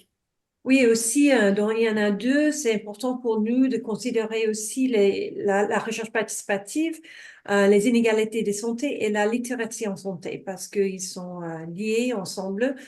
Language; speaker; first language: French; non-native, fluent; English